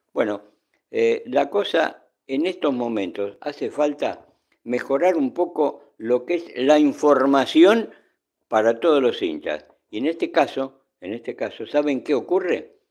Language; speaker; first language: Spanish; native; Spanish